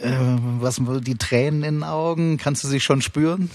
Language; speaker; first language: German; native; German